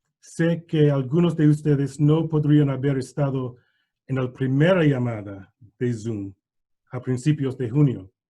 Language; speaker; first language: Spanish; non-native, learner; English